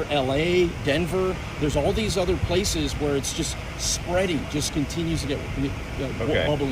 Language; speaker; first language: English; native; English